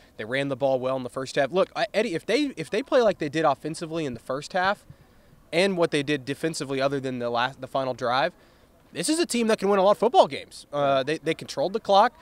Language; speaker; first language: English; native; English